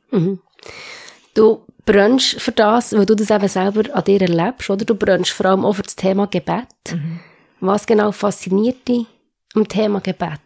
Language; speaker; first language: German; native; German